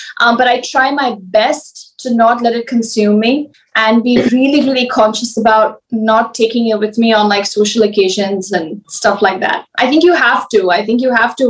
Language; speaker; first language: English; early bilingual, other home language; Hindi